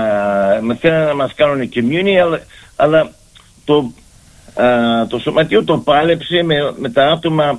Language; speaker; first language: Greek; early bilingual, heritage; Greek